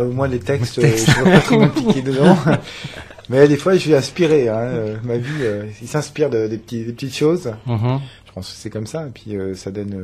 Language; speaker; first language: French; native; French